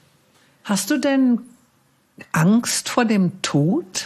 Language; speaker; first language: German; native; German